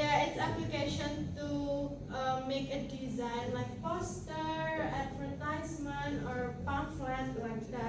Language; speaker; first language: English; non-native, fluent; Indonesian